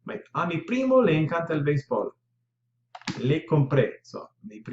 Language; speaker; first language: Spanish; non-native, fluent; English